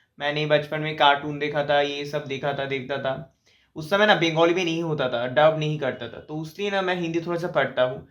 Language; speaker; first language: Hindi; non-native, local second language; Bangla